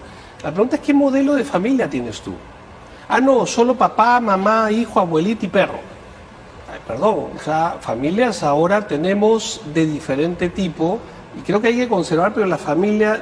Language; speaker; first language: Spanish; native; Spanish